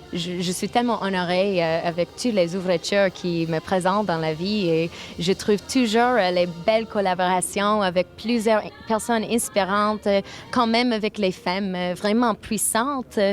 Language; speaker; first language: French; non-native, local second language; English